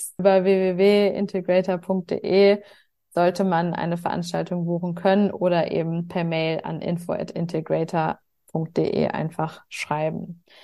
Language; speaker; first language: German; early bilingual, other home language; Turkish